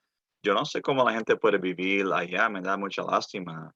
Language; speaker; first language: Spanish; early bilingual, heritage; Spanish